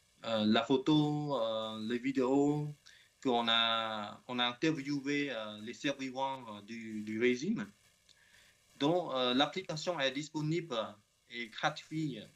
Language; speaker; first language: French; non-native, learner; Khmer